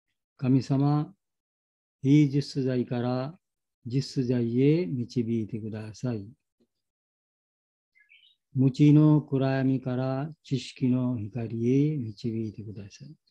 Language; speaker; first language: Japanese; non-native, learner; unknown